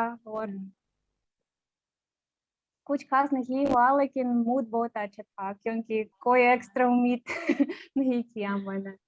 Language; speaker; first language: Hindi; non-native, learner; Russian